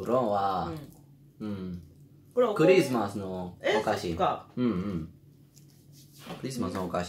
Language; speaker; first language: Japanese; non-native, learner; Spanish